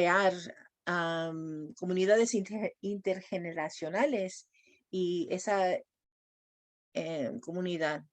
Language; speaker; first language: Spanish; non-native, fluent; English